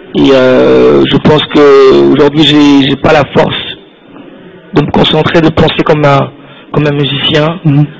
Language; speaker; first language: French; non-native, local second language; Lingala